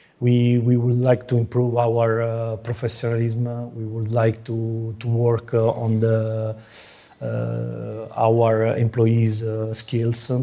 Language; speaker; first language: English; non-native, fluent; Italian